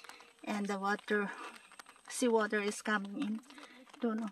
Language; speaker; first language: English; non-native, local second language; Filipino